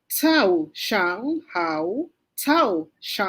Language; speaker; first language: Chinese; non-native, learner; Filipino